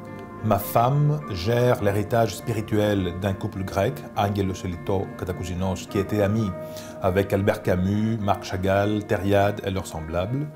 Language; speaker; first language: French; non-native, fluent; Greek